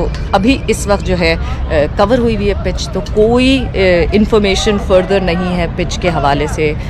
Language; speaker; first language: Urdu; native; Urdu